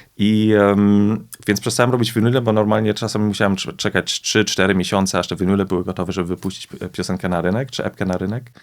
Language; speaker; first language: Polish; early bilingual, heritage; Polish